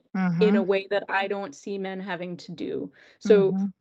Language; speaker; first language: English; native; English